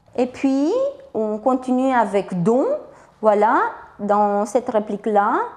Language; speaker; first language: French; non-native, fluent; Romanian